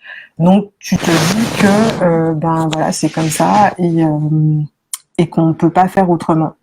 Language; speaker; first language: French; native; French